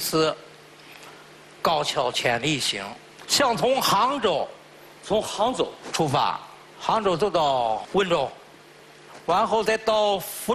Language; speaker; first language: Chinese; native; Chinese